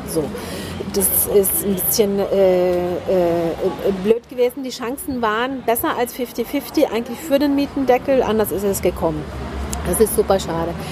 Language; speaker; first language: German; early bilingual, heritage; German